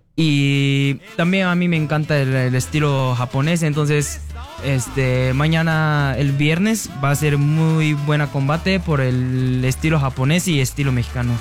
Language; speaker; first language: Spanish; non-native, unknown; Japanese